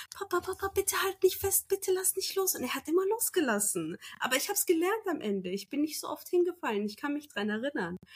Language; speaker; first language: German; early bilingual, other home language; Turkish